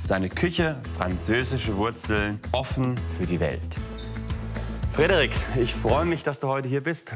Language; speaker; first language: German; native; German